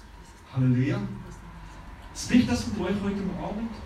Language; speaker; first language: German; non-native, learner; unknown